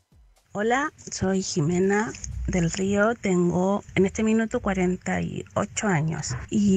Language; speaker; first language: Spanish; native; Spanish